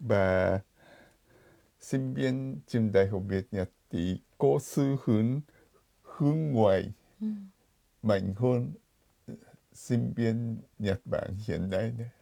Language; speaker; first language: Vietnamese; non-native, fluent; Japanese